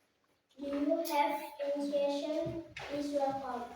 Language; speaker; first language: English; non-native, learner; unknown